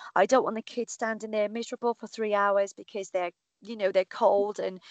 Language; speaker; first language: English; native; English